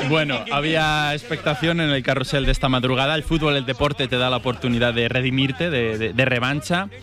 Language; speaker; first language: Spanish; native; Spanish